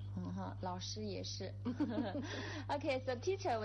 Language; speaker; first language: English; non-native, fluent; Chinese